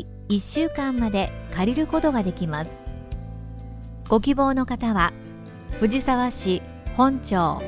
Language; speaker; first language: Japanese; native; Japanese